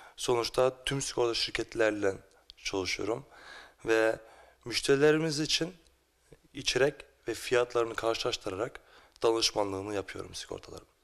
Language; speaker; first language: Turkish; early bilingual, heritage; Turkish